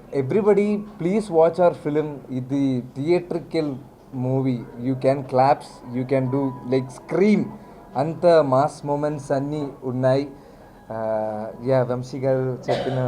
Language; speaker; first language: Telugu; non-native, learner; Malayalam